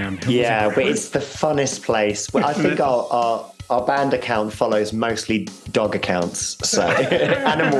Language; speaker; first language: English; native; English